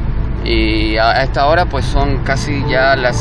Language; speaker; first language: Spanish; native; Spanish